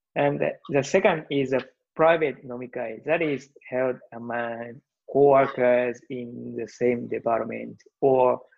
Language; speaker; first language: English; non-native, learner; Japanese